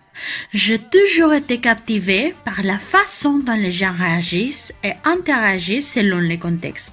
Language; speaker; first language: French; non-native, fluent; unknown